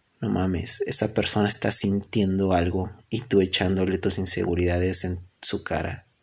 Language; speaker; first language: Spanish; native; Spanish